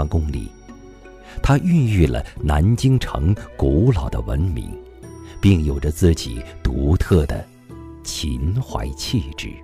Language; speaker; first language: Chinese; native; Chinese